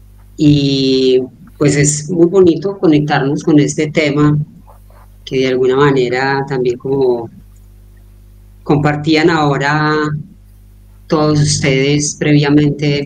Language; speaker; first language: Spanish; native; Spanish